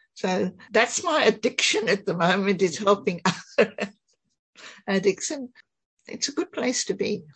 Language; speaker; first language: English; native; English